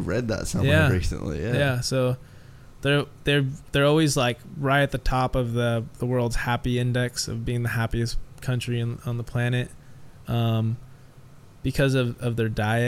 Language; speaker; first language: English; native; English